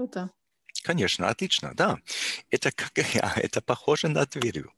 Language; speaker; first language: Russian; non-native, learner; German